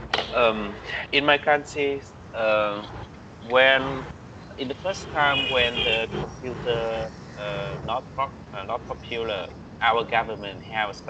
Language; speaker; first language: English; non-native, learner; Vietnamese